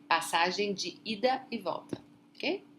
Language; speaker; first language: Portuguese; non-native, fluent; English